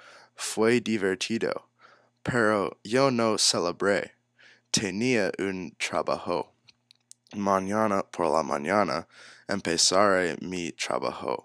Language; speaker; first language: Spanish; non-native, learner; English